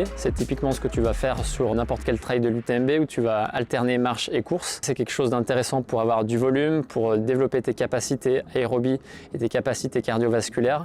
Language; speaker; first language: French; native; French